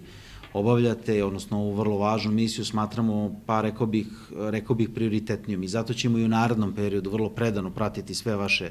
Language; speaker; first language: Bosnian; native; Bosnian